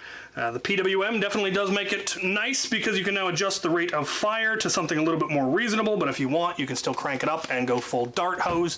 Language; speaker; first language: English; native; English